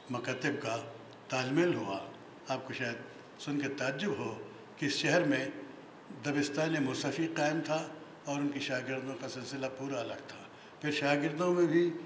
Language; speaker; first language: Urdu; native; Urdu